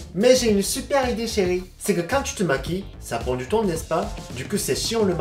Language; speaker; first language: French; non-native, fluent; Japanese